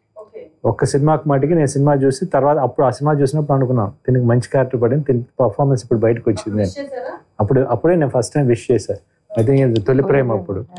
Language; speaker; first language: Telugu; native; Telugu